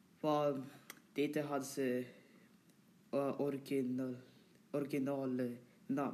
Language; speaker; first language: Swedish; non-native, learner; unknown